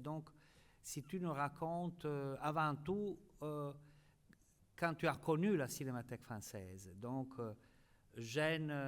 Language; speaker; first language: French; non-native, fluent; Italian